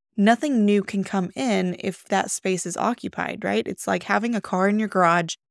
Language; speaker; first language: English; native; English